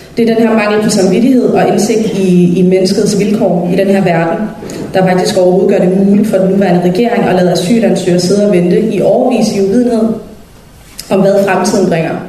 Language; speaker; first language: Danish; early bilingual, other home language; Somali